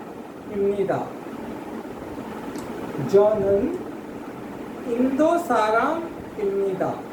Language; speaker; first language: Korean; non-native, fluent; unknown